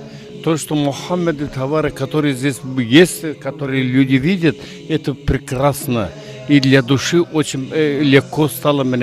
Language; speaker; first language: Russian; non-native, local second language; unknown